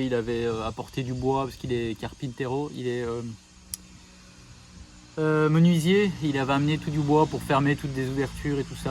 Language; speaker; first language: French; native; French